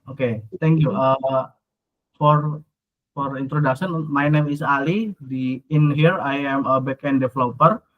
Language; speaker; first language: English; non-native, learner; Indonesian